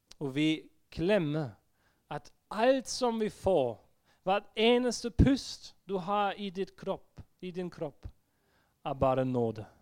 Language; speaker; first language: Norwegian; non-native, fluent; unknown